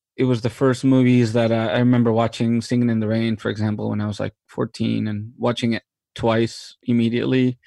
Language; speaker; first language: English; non-native, fluent; Spanish